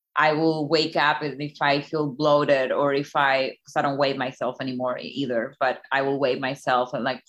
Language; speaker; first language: English; non-native, fluent; Spanish